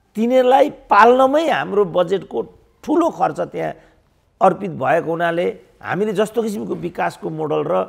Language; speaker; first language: Nepali; native; Nepali